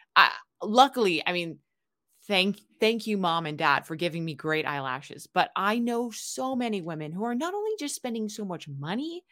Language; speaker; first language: English; native; English